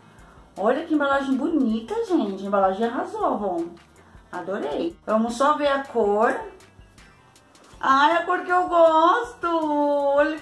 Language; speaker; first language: Portuguese; native; Portuguese